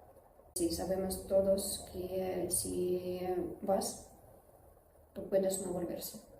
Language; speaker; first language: Spanish; non-native, learner; Russian